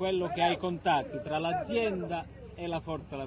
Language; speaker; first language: Italian; native; Italian